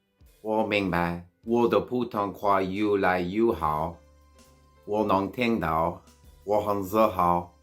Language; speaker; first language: Chinese; non-native, learner; English